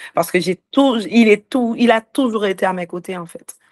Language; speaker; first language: French; native; French